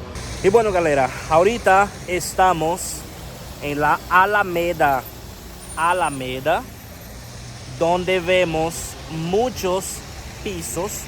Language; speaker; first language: Spanish; non-native, fluent; Portuguese